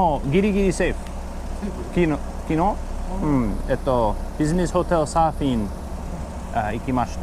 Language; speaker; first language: Japanese; non-native, learner; English